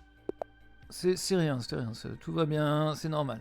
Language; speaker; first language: French; native; French